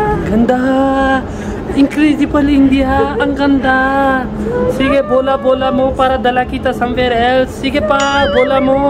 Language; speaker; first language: Filipino; non-native, learner; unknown